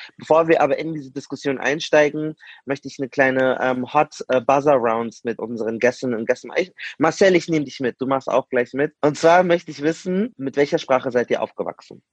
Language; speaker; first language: German; native; German